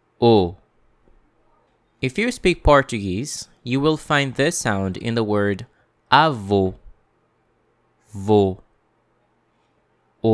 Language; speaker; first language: English; non-native, fluent; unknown